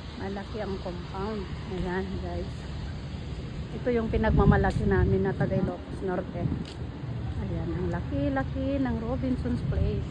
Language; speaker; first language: Filipino; non-native, local second language; Iloko